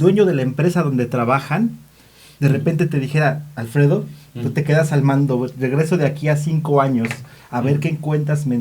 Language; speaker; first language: Spanish; native; Spanish